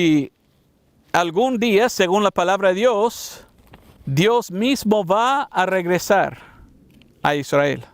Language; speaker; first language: Spanish; non-native, fluent; English